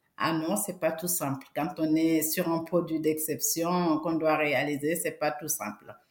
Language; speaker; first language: French; non-native, local second language; Wolof